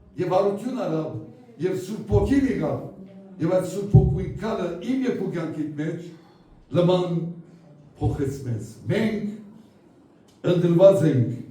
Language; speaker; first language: Armenian; native; Armenian